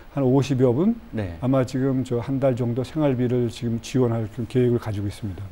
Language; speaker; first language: Korean; native; Korean